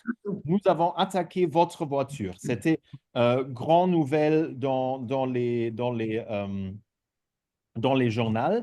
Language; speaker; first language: French; non-native, fluent; German